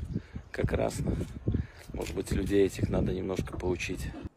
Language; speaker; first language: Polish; non-native, learner; Russian